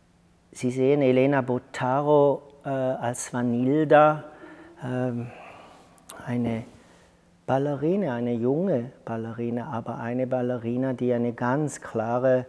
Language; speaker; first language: German; native; German